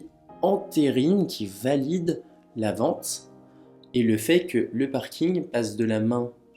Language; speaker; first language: French; native; French